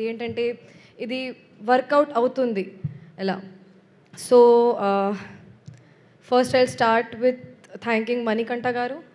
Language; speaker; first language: Telugu; non-native, fluent; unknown